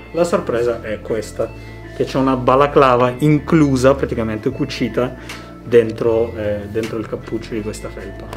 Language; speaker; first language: Italian; early bilingual, other home language; Russian